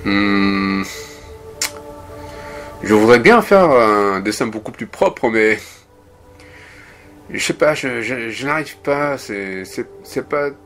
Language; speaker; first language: French; non-native, fluent; Japanese